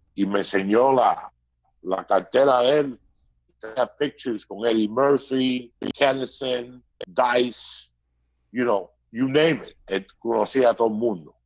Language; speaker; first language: Spanish; early bilingual, heritage; Spanish